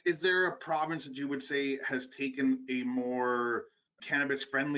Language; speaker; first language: English; native; English